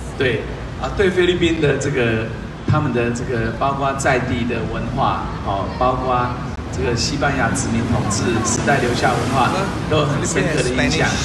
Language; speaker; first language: Chinese; native; Chinese